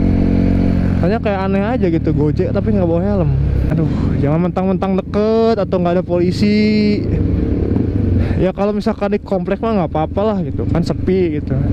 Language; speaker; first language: Indonesian; native; Indonesian